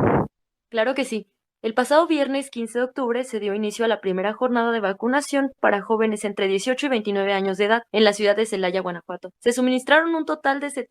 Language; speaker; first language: Spanish; native; Spanish